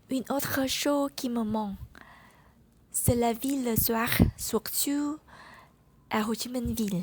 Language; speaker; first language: French; non-native, learner; Vietnamese